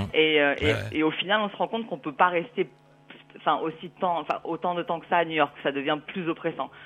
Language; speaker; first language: French; native; French